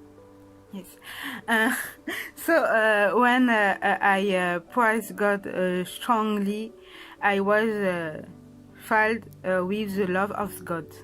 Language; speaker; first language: English; non-native, learner; French